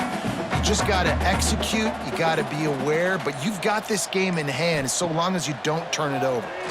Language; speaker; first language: English; native; English